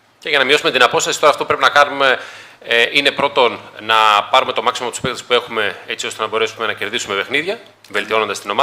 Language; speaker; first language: Greek; native; Greek